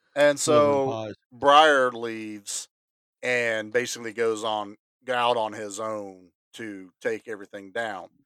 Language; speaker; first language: English; native; English